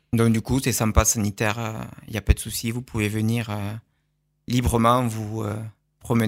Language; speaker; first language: French; native; French